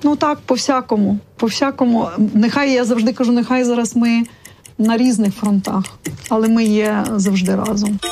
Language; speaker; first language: Polish; non-native, learner; Ukrainian